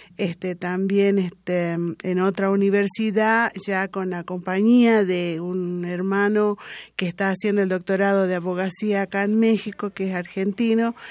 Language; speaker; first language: Spanish; non-native, local second language; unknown